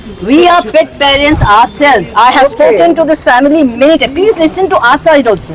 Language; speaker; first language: English; non-native, local second language; Bangla